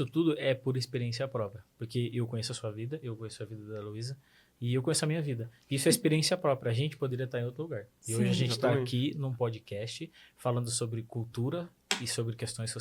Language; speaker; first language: Portuguese; native; Portuguese